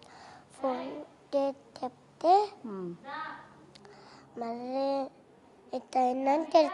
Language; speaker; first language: Telugu; native; Telugu